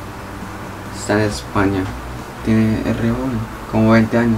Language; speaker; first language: Spanish; early bilingual, heritage; Spanish